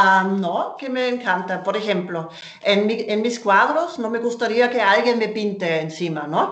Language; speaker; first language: Spanish; non-native, fluent; German